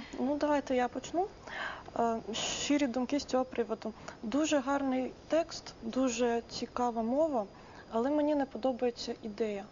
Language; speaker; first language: Ukrainian; native; Ukrainian